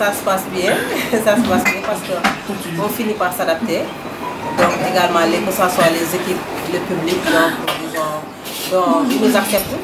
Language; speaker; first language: French; non-native, local second language; Fula